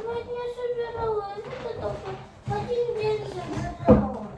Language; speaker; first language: Russian; early bilingual, other home language; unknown